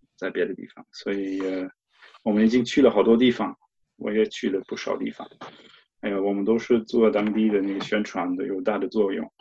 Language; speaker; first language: Chinese; non-native, fluent; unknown